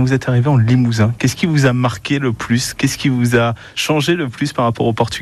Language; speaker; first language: French; native; French